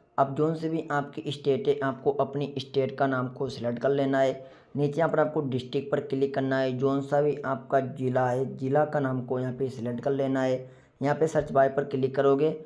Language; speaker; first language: Hindi; native; Hindi